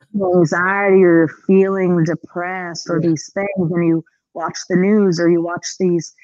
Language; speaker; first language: English; native; English